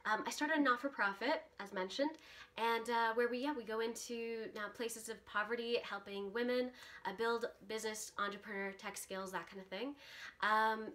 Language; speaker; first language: English; early bilingual, other home language; Russian